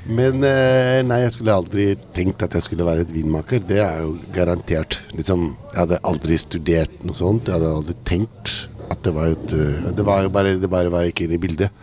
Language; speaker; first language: Norwegian; early bilingual, heritage; Italian